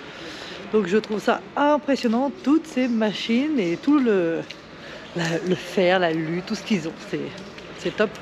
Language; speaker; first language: French; native; French